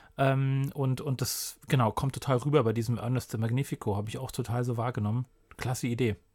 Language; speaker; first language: German; native; German